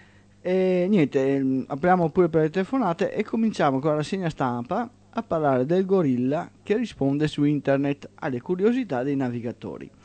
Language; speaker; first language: Italian; native; Italian